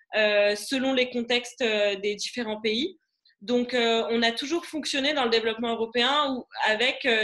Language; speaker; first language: French; non-native, local second language; Arabic